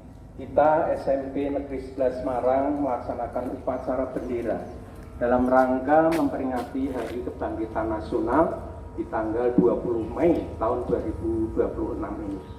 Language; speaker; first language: Indonesian; native; Indonesian